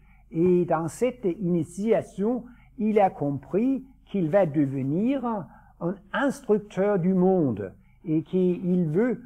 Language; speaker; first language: French; non-native, fluent; Danish